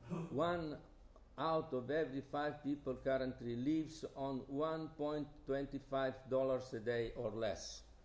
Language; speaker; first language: English; non-native, fluent; Italian